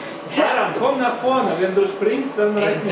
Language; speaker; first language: German; non-native, fluent; Russian